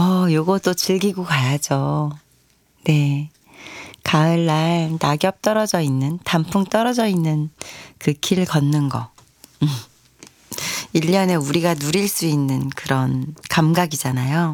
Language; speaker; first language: Korean; native; Korean